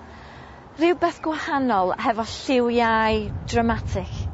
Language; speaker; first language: Welsh; non-native, local second language; English